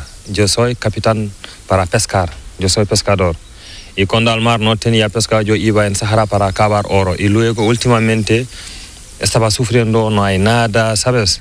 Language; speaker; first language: Spanish; non-native, local second language; Fula